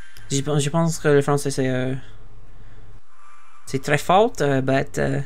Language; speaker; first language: French; non-native, learner; English